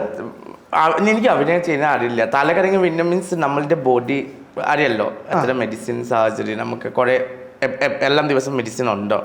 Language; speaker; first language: Malayalam; non-native, learner; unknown